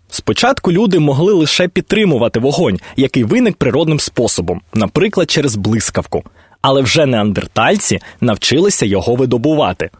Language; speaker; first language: Ukrainian; native; Ukrainian